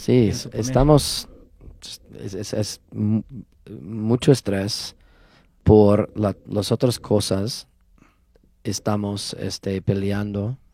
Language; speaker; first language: Spanish; non-native, learner; English